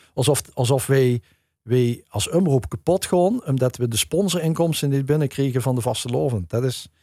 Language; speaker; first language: Dutch; native; Dutch